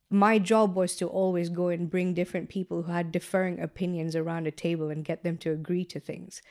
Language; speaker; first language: English; non-native, local second language; Gujarati